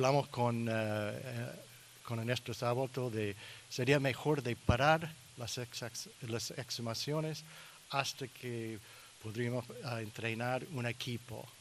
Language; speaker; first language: Spanish; non-native, learner; English